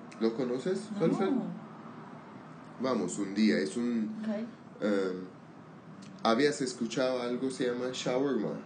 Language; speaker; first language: Spanish; non-native, learner; Armenian